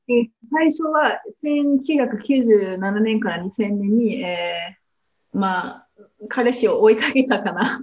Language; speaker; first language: Japanese; non-native, fluent; English